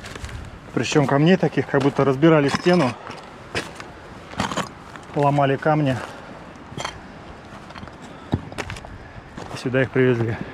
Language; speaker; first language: Russian; native; Russian